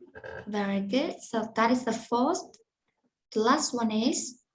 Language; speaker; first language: English; non-native, fluent; Vietnamese